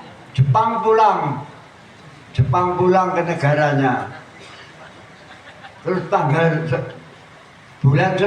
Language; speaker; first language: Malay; non-native, local second language; Javanese